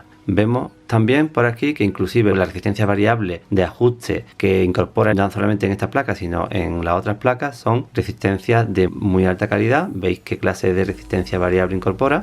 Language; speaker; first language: Spanish; native; Spanish